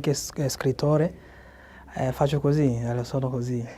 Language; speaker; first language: Italian; non-native, learner; French